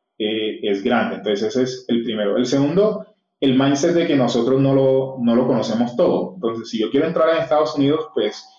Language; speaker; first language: Spanish; native; Spanish